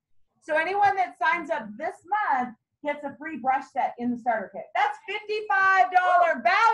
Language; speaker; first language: English; native; English